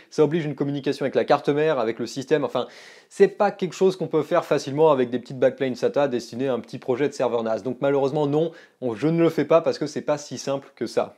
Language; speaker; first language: French; native; French